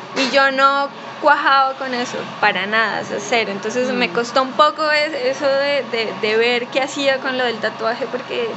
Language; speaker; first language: Spanish; native; Spanish